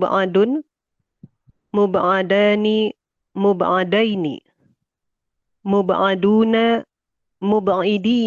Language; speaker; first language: Arabic; non-native, learner; Indonesian